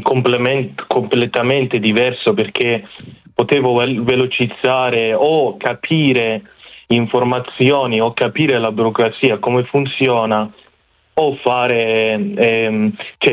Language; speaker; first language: Italian; non-native, fluent; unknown